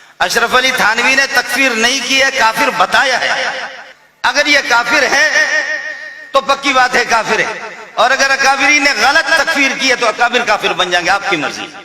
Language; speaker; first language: Urdu; non-native, local second language; Baluchi